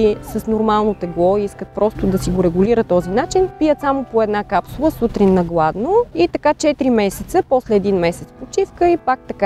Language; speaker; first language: Bulgarian; native; Bulgarian